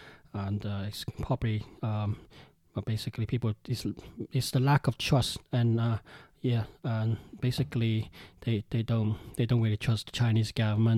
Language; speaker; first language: English; non-native, local second language; Cantonese